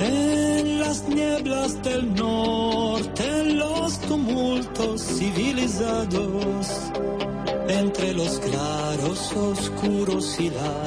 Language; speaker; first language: Spanish; native; Spanish